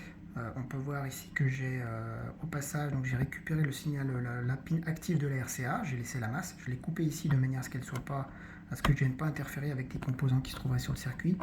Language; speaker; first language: French; native; French